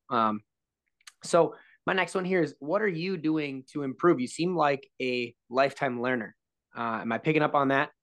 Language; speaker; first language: English; native; English